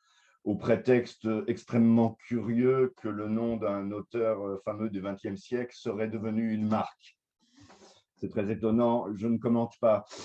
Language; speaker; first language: French; native; French